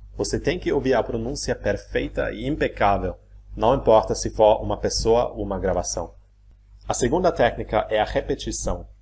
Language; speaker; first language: Portuguese; non-native, fluent; German